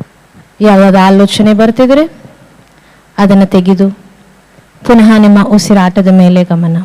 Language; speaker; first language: Kannada; native; Kannada